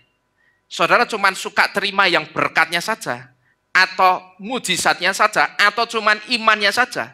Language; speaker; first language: Indonesian; native; Indonesian